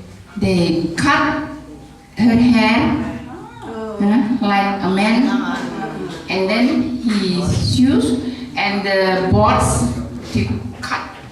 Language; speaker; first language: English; non-native, learner; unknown